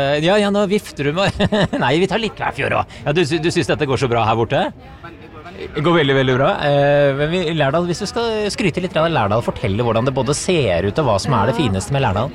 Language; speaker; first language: Norwegian; native; Norwegian